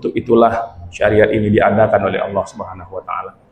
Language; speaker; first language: Indonesian; native; Indonesian